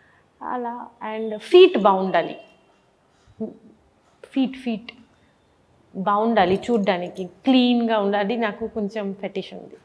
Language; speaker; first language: Telugu; non-native, fluent; Bangla